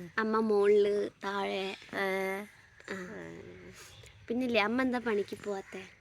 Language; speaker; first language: Malayalam; early bilingual, other home language; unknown